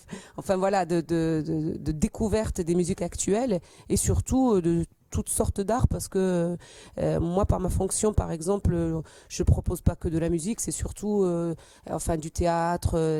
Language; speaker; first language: French; native; French